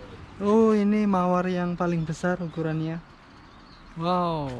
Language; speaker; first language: Indonesian; native; Indonesian